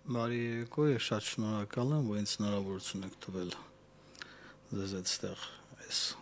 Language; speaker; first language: Armenian; native; Armenian